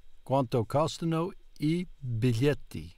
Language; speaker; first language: Italian; non-native, learner; English